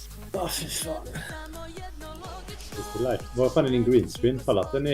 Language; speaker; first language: Swedish; native; Swedish